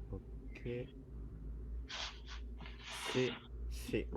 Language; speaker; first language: French; native; French